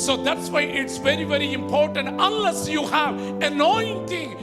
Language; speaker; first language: English; non-native, local second language; Telugu